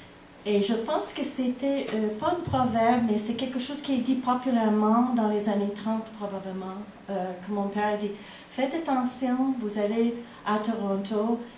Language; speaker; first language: French; non-native, fluent; English